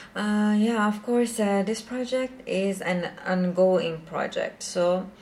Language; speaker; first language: English; non-native, fluent; Persian